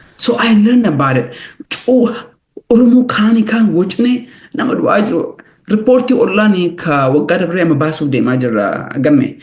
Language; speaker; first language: Oromo; early bilingual, heritage; Oromo